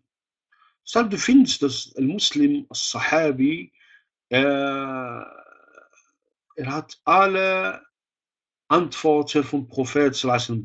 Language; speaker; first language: German; non-native, fluent; Arabic